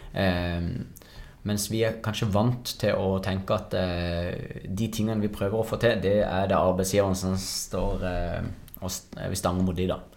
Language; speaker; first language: Norwegian; native; Norwegian